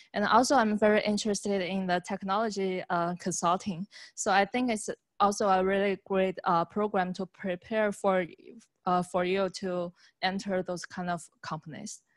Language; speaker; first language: English; non-native, fluent; Chinese